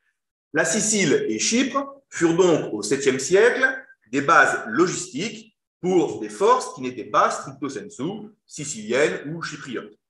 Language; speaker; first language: French; native; French